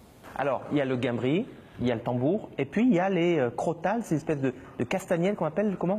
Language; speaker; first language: French; native; French